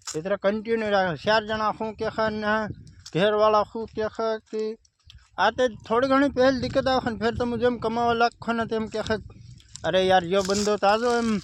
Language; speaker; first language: Gujarati; non-native, local second language; Bhili